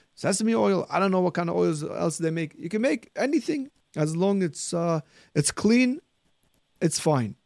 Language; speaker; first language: English; early bilingual, heritage; Arabic